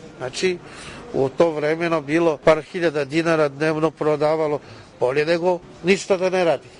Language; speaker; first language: Serbian; non-native, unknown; Chinese